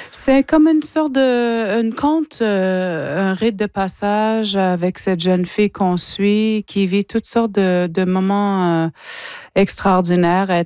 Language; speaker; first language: French; non-native, local second language; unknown